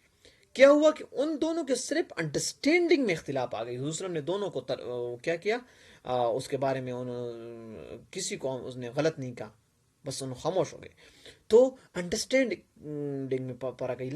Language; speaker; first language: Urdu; non-native, local second language; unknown